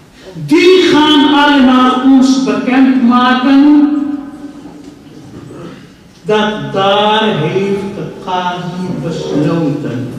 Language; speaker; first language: Dutch; non-native, fluent; Urdu